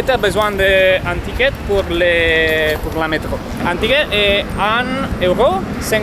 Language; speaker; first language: French; non-native, learner; Italian